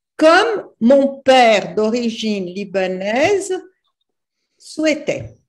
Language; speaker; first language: French; non-native, fluent; Portuguese